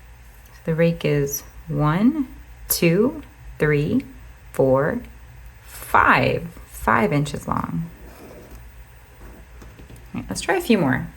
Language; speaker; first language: English; native; English